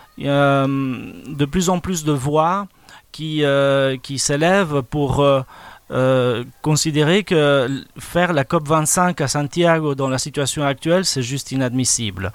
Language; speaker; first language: French; non-native, fluent; Spanish